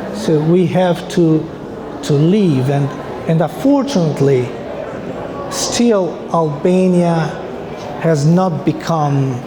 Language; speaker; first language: English; non-native, fluent; Albanian